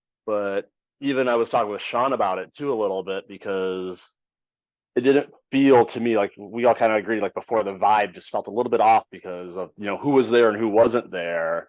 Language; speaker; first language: English; native; English